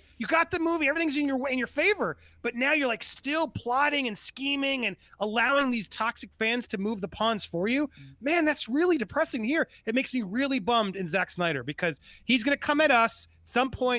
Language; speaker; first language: English; native; English